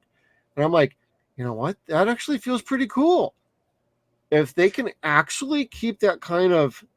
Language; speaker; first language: English; native; English